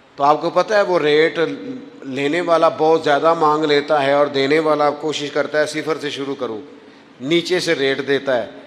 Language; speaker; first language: Urdu; non-native, local second language; Punjabi